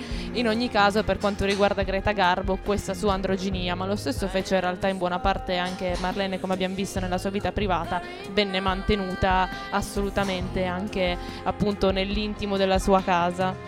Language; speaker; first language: Italian; native; Italian